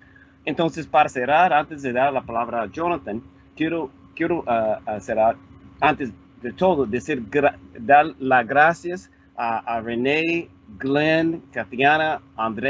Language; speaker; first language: Spanish; non-native, fluent; English